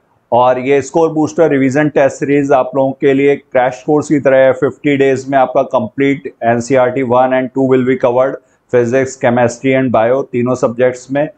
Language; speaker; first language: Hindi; native; Hindi